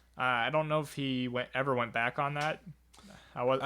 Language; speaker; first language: English; native; English